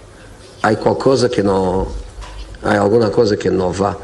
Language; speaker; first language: Spanish; non-native, fluent; Portuguese